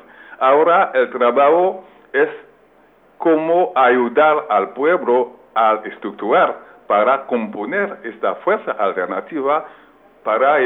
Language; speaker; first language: Spanish; non-native, local second language; Haitian Creole